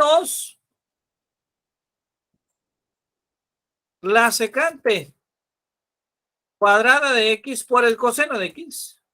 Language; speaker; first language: Spanish; native; Spanish